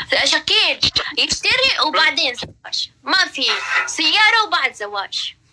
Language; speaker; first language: Arabic; non-native, learner; Pashto